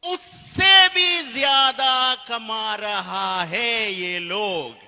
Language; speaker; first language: Hindi; non-native, fluent; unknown